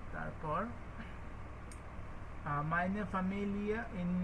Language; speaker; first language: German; non-native, learner; Bangla